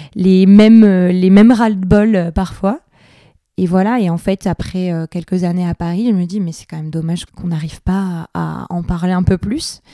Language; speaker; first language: French; native; French